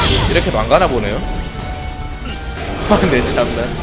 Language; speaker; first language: Korean; native; Korean